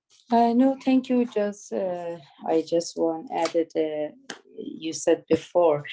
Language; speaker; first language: English; non-native, learner; Persian